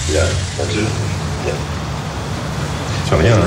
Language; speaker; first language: German; non-native, fluent; French